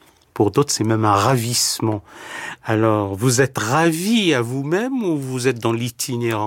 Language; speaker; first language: French; native; French